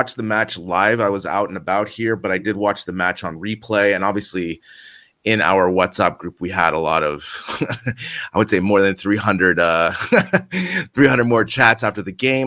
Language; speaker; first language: English; native; English